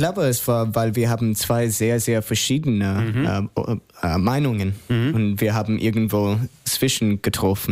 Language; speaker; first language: German; non-native, learner; English